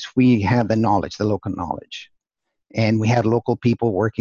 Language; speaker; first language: English; non-native, fluent; Spanish